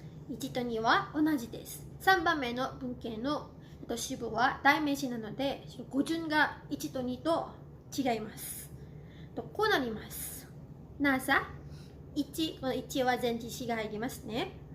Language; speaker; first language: Japanese; non-native, fluent; Cebuano